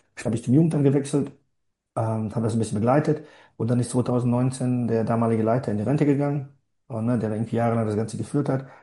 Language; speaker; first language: German; non-native, fluent; Bosnian